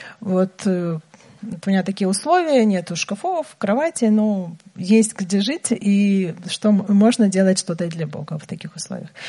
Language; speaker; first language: Russian; native; Russian